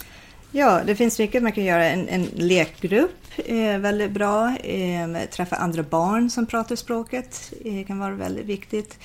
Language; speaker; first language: Swedish; non-native, fluent; English